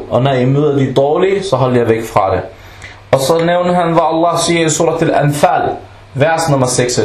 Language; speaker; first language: Danish; non-native, local second language; Arabic